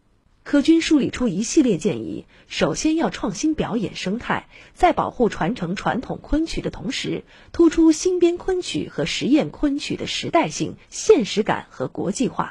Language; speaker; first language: Chinese; native; Chinese